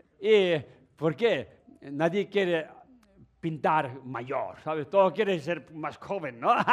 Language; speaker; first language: Spanish; non-native, learner; Tibetan